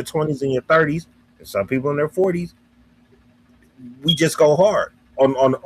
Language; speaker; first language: English; native; English